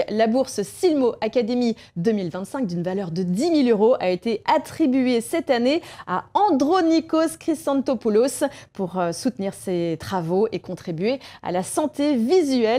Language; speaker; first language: French; native; French